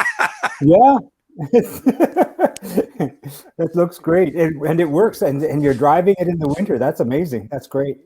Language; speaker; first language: English; native; English